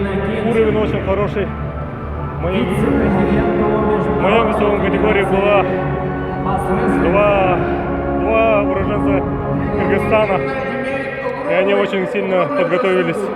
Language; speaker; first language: Russian; non-native, local second language; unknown